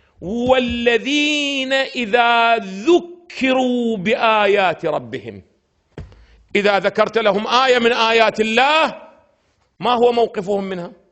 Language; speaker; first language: Arabic; native; Arabic